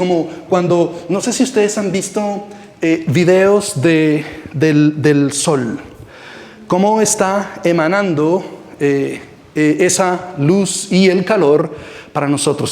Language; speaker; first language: Spanish; native; Spanish